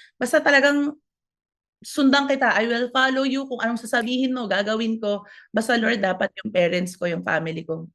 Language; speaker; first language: Filipino; native; Filipino